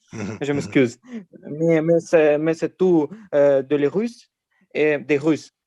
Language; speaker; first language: French; non-native, learner; Ukrainian